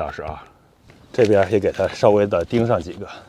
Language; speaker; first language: Chinese; native; Chinese